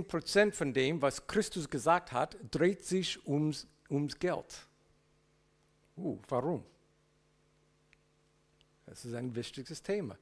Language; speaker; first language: German; non-native, learner; English